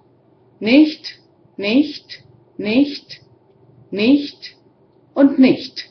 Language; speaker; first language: German; non-native, learner; Spanish